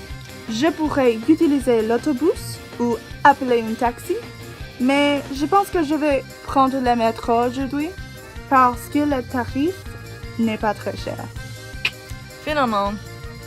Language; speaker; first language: French; non-native, learner; English